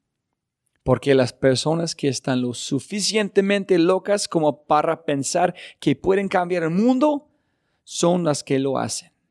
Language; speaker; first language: Spanish; non-native, fluent; English